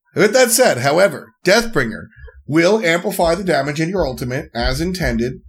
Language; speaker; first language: English; native; English